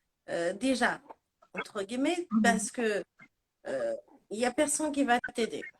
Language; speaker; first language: French; non-native, local second language; Arabic